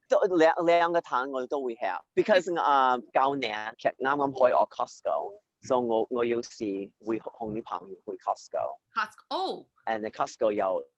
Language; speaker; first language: Cantonese; early bilingual, heritage; Cantonese